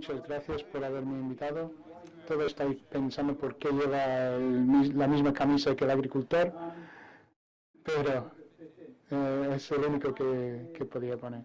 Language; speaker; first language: Spanish; non-native, fluent; English